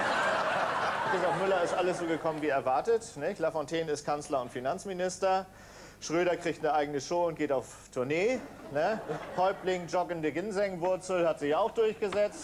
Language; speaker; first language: German; native; German